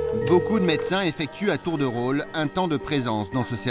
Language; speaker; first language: French; native; French